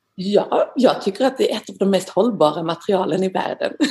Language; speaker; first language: Swedish; native; Swedish